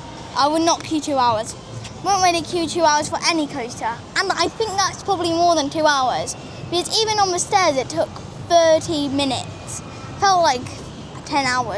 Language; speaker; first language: English; native; English